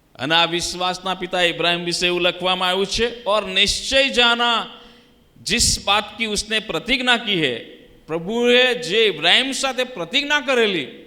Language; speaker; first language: Gujarati; native; Gujarati